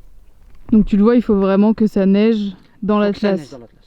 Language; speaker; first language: French; native; French